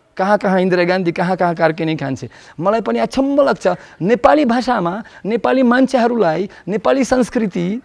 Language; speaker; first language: Nepali; non-native, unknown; Russian